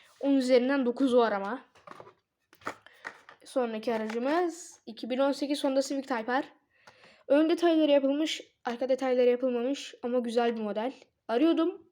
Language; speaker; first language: Turkish; native; Turkish